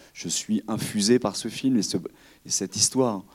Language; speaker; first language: French; native; French